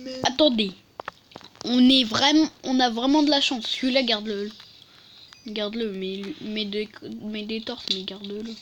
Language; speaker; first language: French; native; French